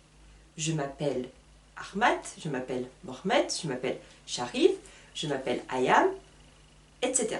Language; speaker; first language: French; native; French